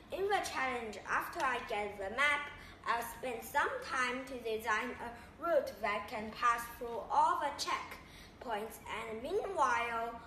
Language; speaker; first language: English; non-native, learner; Chinese